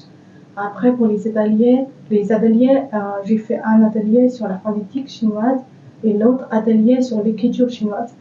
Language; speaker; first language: French; non-native, fluent; Chinese